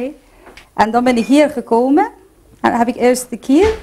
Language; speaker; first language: Dutch; non-native, fluent; Persian